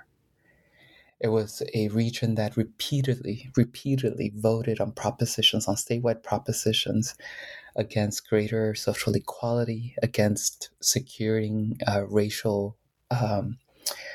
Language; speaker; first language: English; early bilingual, other home language; Spanish